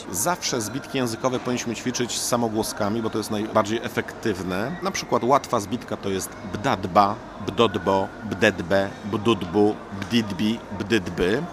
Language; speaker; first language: Polish; native; Polish